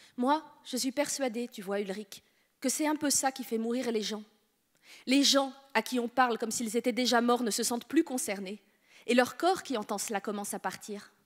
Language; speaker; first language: French; native; French